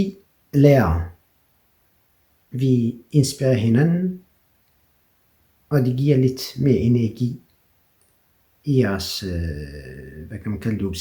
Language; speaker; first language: Danish; non-native, fluent; French